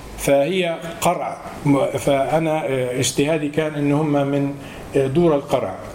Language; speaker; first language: Arabic; native; Arabic